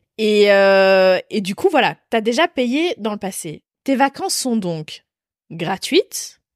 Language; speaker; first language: French; native; French